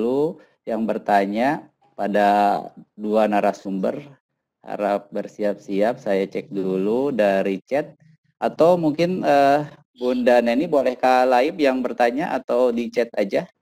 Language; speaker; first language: Indonesian; native; Indonesian